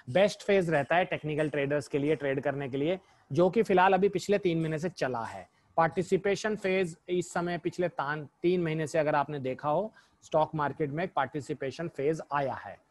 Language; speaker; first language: Hindi; native; Hindi